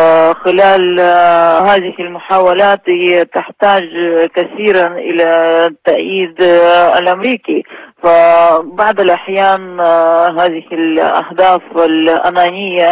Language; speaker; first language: Arabic; non-native, fluent; Russian